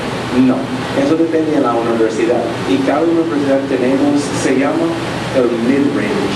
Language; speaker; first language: Spanish; non-native, fluent; English